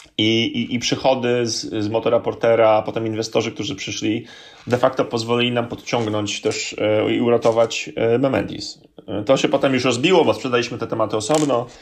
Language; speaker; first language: Polish; native; Polish